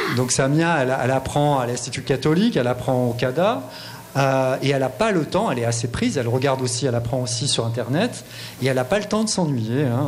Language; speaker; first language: French; native; French